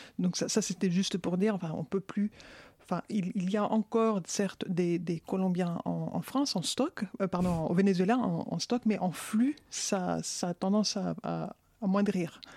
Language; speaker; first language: French; non-native, fluent; Spanish